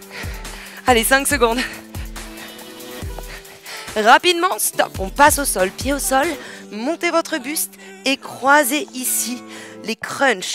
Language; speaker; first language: French; native; French